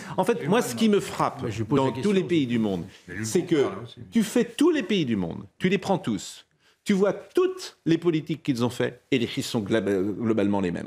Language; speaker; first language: French; native; French